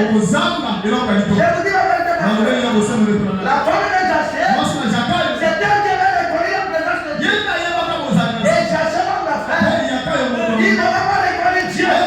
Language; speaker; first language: French; non-native, local second language; Lingala